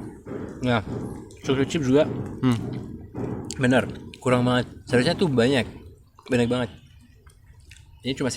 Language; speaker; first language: Indonesian; non-native, fluent; French